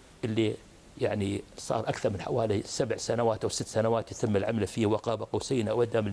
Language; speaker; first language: Arabic; native; Arabic